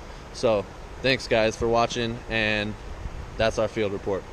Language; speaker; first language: English; native; English